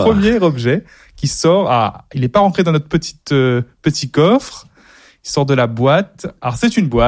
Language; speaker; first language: French; native; French